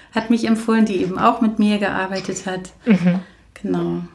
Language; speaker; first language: German; native; German